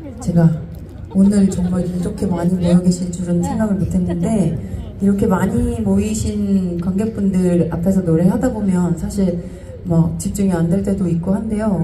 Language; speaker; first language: Korean; native; Korean